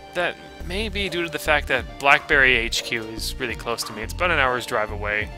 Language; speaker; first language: English; native; English